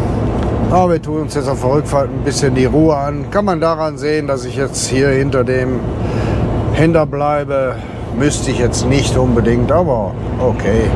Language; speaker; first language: German; native; German